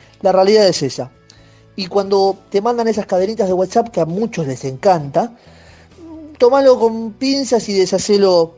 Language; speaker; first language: Spanish; native; Spanish